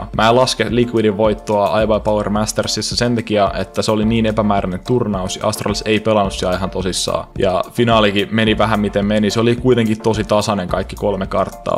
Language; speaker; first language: Finnish; native; Finnish